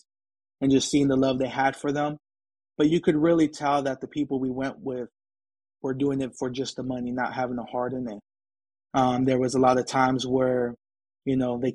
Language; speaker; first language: English; native; English